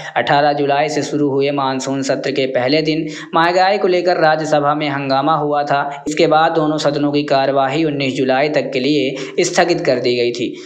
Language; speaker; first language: Hindi; native; Hindi